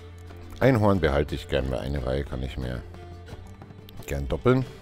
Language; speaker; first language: German; native; German